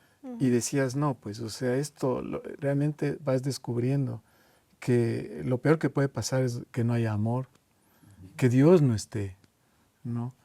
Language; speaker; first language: Spanish; native; Spanish